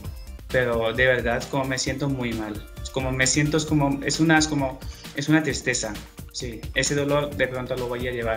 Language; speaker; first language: Spanish; non-native, fluent; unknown